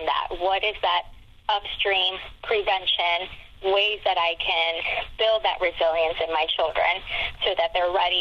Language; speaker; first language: English; non-native, fluent; Spanish